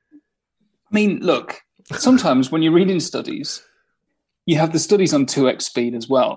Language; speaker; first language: English; native; English